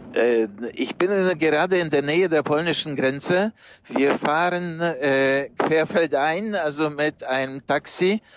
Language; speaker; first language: German; non-native, fluent; Polish